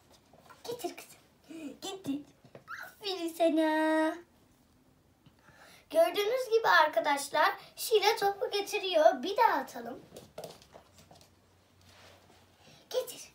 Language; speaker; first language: Turkish; native; Turkish